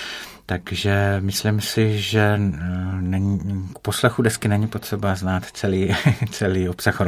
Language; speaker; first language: Czech; native; Czech